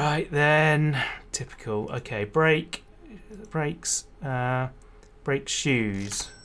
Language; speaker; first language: English; native; English